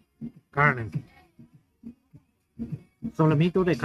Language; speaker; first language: Spanish; non-native, learner; English